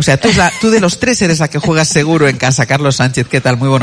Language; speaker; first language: Spanish; native; Spanish